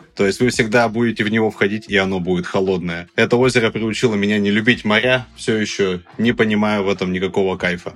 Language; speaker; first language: Russian; native; Russian